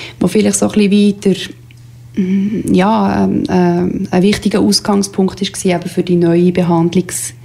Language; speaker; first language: German; native; German